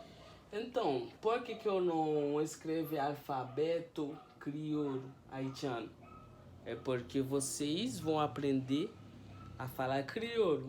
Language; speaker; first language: Portuguese; non-native, fluent; Haitian Creole